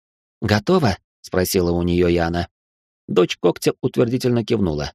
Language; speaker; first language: Russian; native; Russian